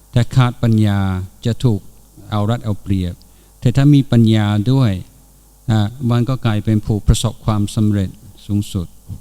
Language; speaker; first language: Thai; non-native, fluent; English